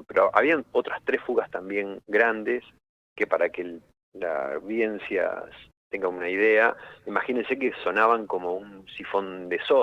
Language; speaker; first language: Spanish; native; Spanish